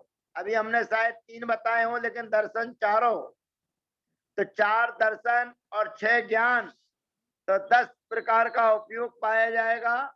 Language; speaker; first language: Hindi; native; Hindi